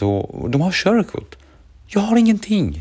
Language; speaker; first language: Swedish; early bilingual, other home language; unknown